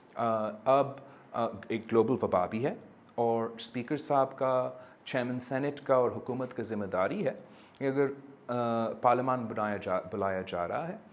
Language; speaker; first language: Urdu; non-native, local second language; English